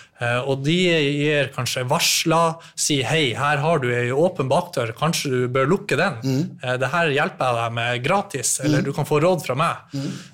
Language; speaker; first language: Norwegian; native; Norwegian